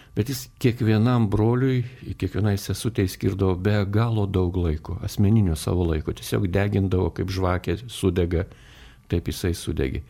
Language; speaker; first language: Lithuanian; native; Lithuanian